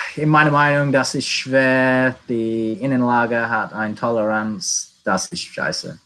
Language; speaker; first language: German; non-native, learner; Tamil